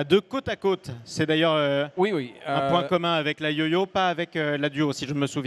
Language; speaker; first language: French; native; French